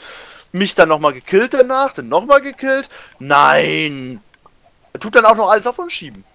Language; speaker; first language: German; native; German